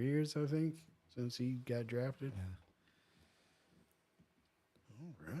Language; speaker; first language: English; native; English